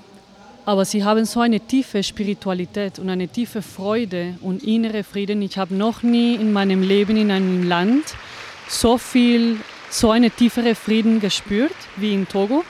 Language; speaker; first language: German; non-native, fluent; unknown